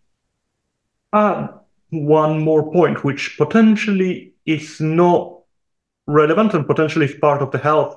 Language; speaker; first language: English; non-native, fluent; Spanish